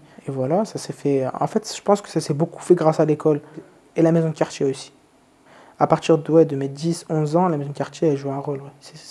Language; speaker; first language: French; native; French